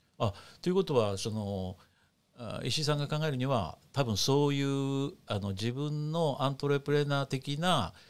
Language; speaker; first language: Japanese; native; Japanese